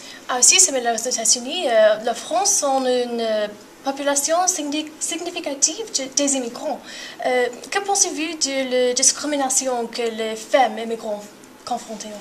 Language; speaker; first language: French; non-native, learner; English